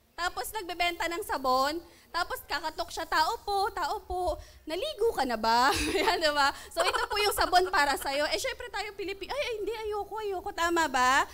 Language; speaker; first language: Filipino; native; Filipino